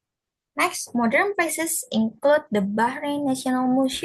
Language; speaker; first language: English; non-native, fluent; Indonesian